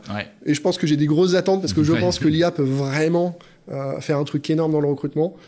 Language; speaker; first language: French; native; French